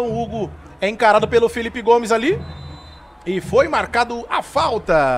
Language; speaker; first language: Portuguese; native; Portuguese